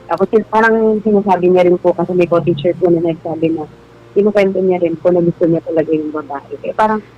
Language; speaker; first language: Filipino; native; Filipino